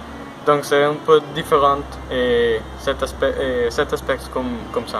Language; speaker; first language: French; non-native, learner; Spanish